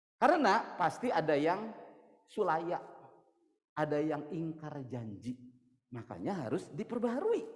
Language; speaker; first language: Indonesian; native; Indonesian